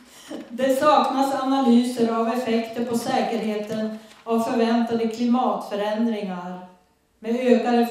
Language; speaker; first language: Swedish; native; Swedish